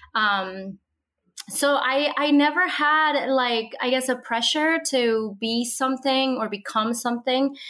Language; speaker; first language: English; early bilingual, other home language; Spanish